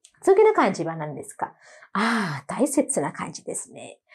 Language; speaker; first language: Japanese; non-native, learner; Sinhala